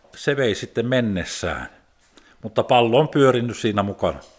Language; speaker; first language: Finnish; early bilingual, heritage; Finnish